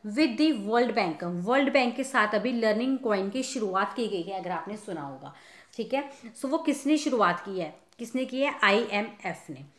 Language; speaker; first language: Hindi; non-native, local second language; Punjabi